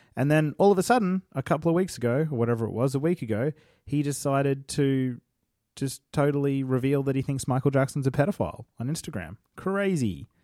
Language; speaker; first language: English; native; English